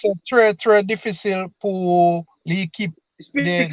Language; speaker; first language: French; non-native, learner; English